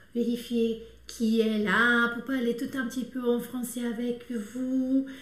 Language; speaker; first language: French; non-native, fluent; Portuguese